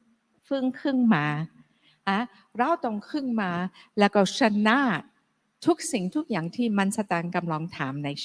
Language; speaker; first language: Thai; non-native, fluent; English